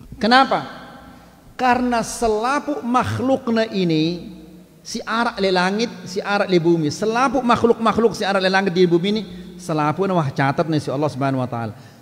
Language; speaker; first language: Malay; non-native, local second language; Sasak